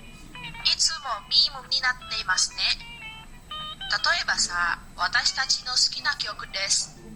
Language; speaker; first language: Japanese; non-native, learner; Indonesian